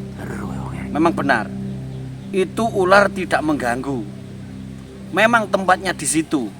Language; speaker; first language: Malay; non-native, local second language; Javanese